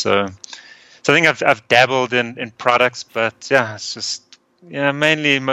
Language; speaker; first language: English; early bilingual, other home language; German